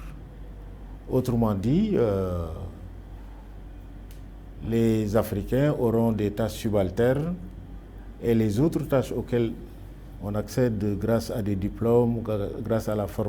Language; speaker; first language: French; non-native, local second language; Wolof